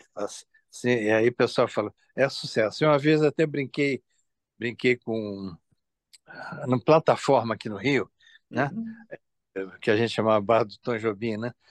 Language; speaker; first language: Portuguese; native; Portuguese